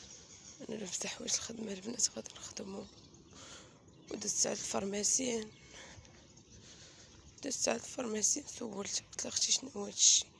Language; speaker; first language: Arabic; native; Arabic